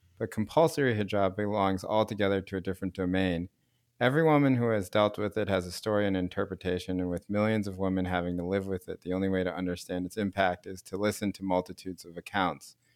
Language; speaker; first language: English; native; English